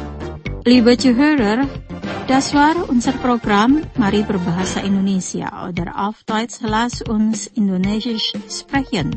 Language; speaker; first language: German; non-native, fluent; Indonesian